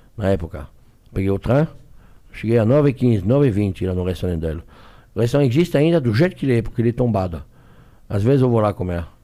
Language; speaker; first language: Portuguese; non-native, fluent; French